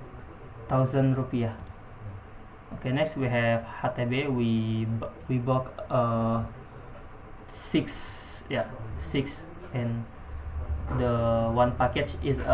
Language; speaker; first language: English; non-native, learner; Indonesian